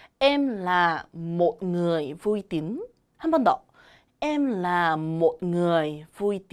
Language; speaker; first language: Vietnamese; non-native, learner; Korean